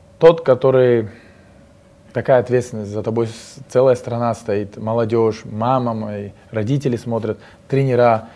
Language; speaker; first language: Russian; non-native, local second language; Uzbek